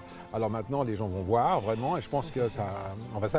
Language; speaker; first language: French; native; French